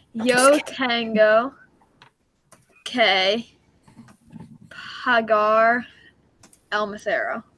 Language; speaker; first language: Spanish; non-native, learner; English